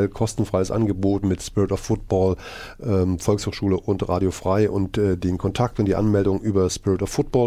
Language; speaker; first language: German; native; German